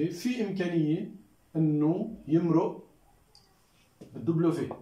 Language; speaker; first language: French; non-native, local second language; Arabic